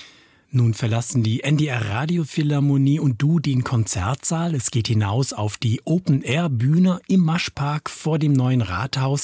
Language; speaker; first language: German; native; German